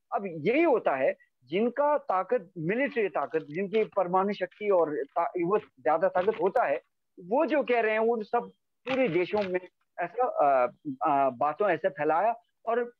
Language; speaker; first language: Hindi; native; Hindi